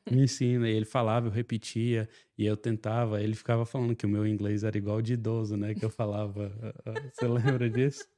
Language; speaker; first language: Portuguese; native; Portuguese